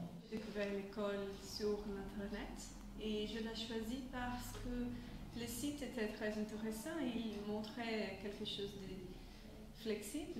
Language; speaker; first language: French; non-native, fluent; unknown